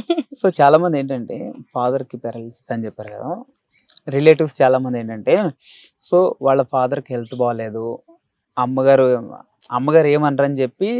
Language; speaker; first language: Telugu; native; Telugu